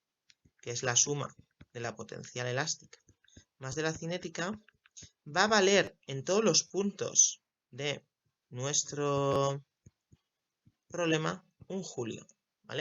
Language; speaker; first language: Spanish; native; Spanish